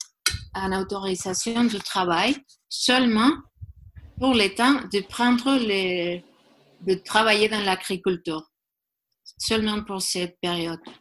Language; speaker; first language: French; non-native, learner; Spanish